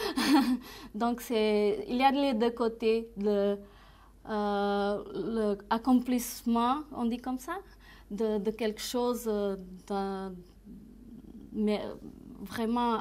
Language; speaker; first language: French; non-native, fluent; Portuguese